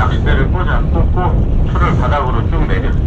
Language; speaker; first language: Korean; native; Korean